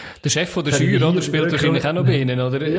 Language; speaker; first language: German; native; German